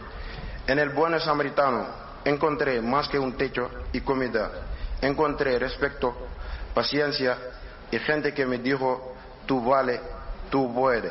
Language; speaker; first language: Spanish; non-native, learner; Wolof